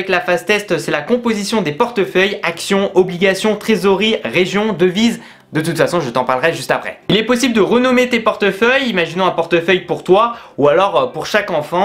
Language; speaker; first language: French; native; French